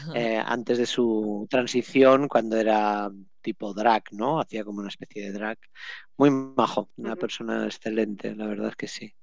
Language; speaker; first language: Spanish; native; Spanish